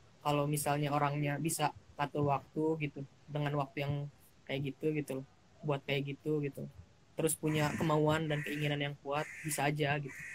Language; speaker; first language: Indonesian; native; Indonesian